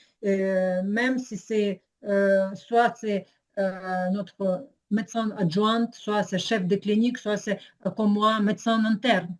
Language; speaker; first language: French; non-native, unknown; Ukrainian